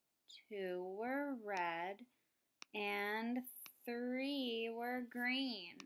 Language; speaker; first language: English; native; English